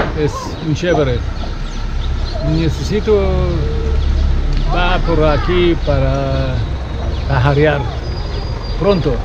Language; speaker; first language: Spanish; non-native, learner; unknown